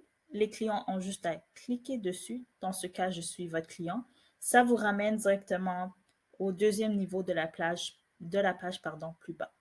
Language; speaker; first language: French; native; French